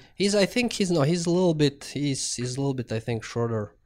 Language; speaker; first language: English; non-native, fluent; Russian